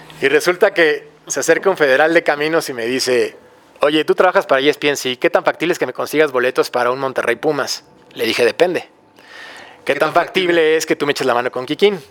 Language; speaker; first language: Spanish; native; Spanish